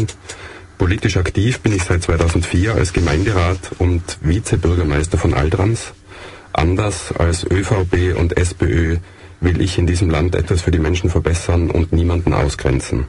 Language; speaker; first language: German; native; German